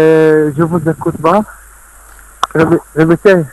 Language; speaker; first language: French; non-native, learner; Arabic